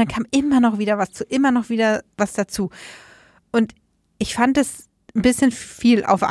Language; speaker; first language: German; native; German